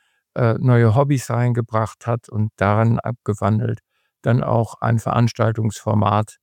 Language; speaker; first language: German; native; German